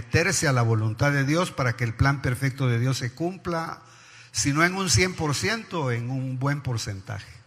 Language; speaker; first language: Spanish; native; Spanish